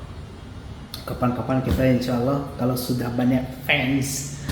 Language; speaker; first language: Indonesian; non-native, fluent; Arabic